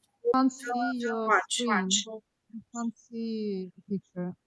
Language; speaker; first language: English; non-native, fluent; Ukrainian